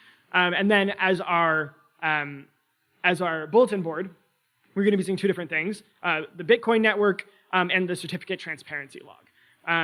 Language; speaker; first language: English; native; English